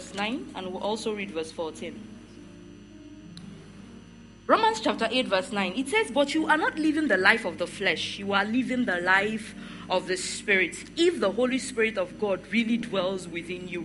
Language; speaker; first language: English; non-native, local second language; Igbo